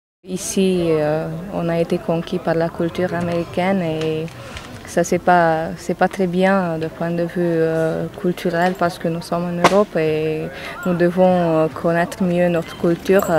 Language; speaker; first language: French; non-native, fluent; Romanian